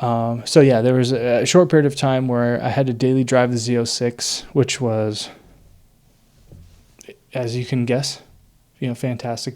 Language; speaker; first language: English; native; English